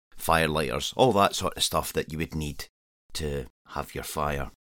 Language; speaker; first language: English; native; English